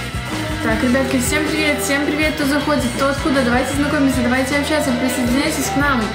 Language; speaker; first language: Russian; native; Russian